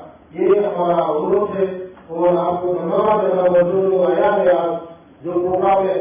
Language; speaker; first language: Hindi; non-native, local second language; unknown